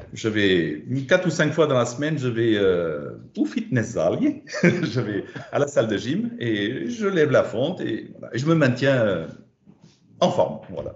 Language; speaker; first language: French; non-native, fluent; German